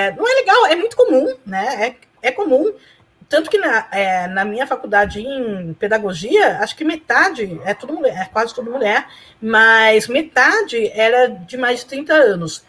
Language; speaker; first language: Portuguese; early bilingual, other home language; Spanish